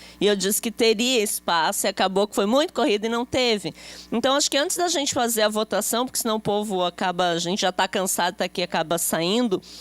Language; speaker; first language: Portuguese; native; Portuguese